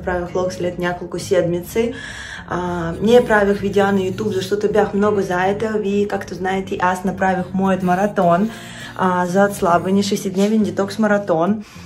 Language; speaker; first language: Bulgarian; non-native, fluent; Russian